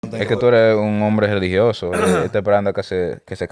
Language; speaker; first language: Spanish; early bilingual, heritage; Spanish